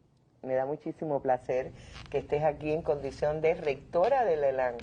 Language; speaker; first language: Spanish; native; Spanish